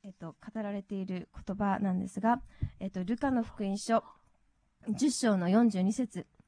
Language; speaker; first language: Japanese; native; Japanese